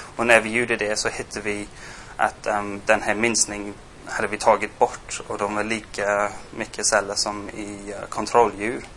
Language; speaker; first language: Swedish; non-native, fluent; English